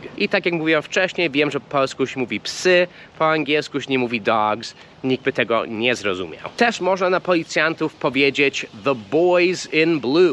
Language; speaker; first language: Polish; non-native, fluent; English